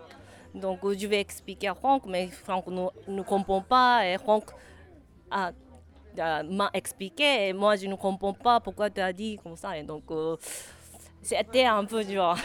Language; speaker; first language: French; non-native, learner; Japanese